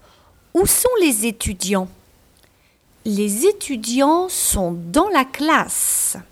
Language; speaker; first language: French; non-native, fluent; English